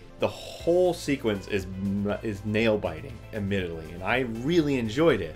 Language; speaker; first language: English; native; English